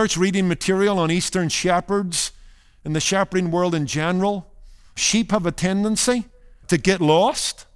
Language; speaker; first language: English; native; English